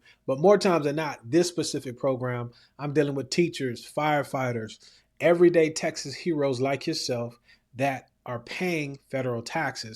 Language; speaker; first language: English; native; English